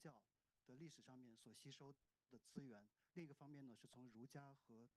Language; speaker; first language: Chinese; native; Chinese